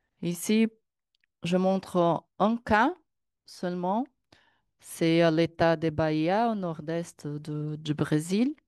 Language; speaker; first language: French; non-native, learner; Portuguese